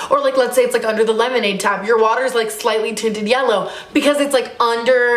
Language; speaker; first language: English; native; English